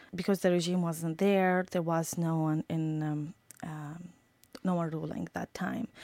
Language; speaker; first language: English; non-native, fluent; Arabic